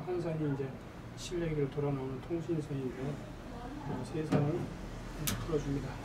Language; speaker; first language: Korean; native; Korean